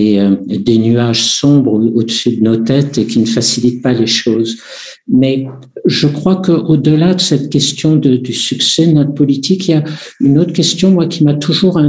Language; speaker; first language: French; native; French